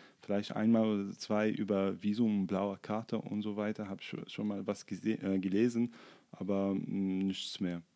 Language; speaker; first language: German; non-native, fluent; Arabic